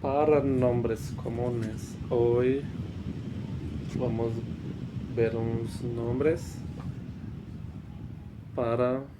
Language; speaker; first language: Spanish; non-native, fluent; Portuguese